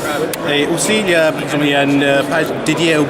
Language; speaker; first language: French; non-native, learner; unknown